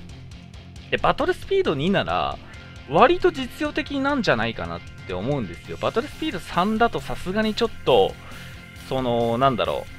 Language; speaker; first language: Japanese; native; Japanese